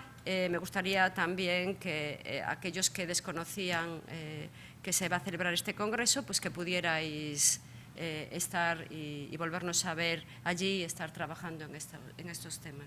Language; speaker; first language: Spanish; native; Spanish